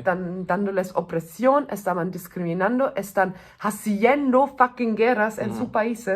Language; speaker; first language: Spanish; non-native, fluent; German